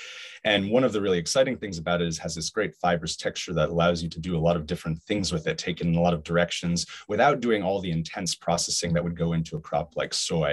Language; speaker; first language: English; native; English